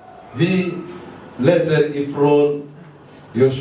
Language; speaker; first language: Swedish; non-native, learner; Lingala